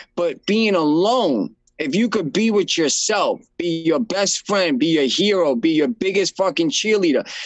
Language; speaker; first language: English; native; English